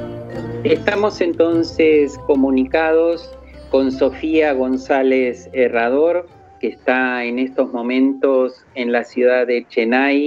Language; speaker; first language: Spanish; native; Spanish